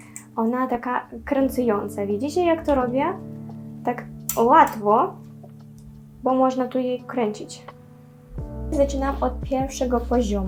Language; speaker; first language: Polish; non-native, learner; Russian